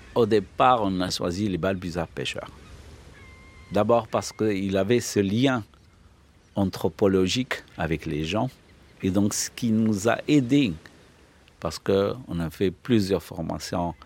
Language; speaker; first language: French; non-native, local second language; Arabic